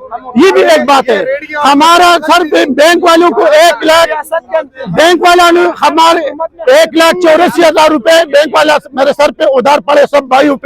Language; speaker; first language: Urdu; non-native, local second language; Pashto